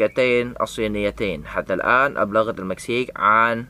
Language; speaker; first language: Arabic; non-native, fluent; Indonesian